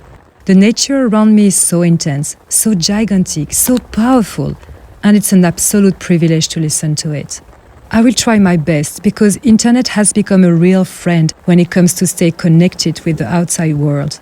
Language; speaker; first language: English; non-native, fluent; French